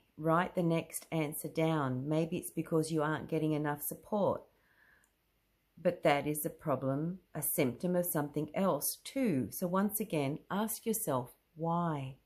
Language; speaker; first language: English; native; English